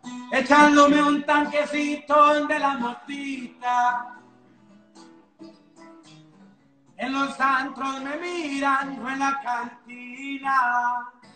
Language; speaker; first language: Spanish; early bilingual, heritage; Spanish